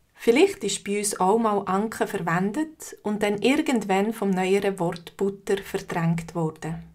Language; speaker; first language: German; native; German